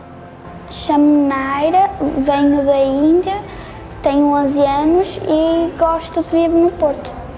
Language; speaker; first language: Portuguese; early bilingual, other home language; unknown